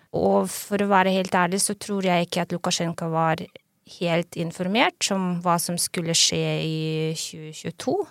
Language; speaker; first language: Norwegian; non-native, fluent; Belarusian